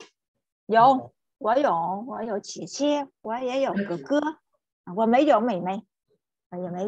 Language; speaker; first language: Chinese; non-native, fluent; Vietnamese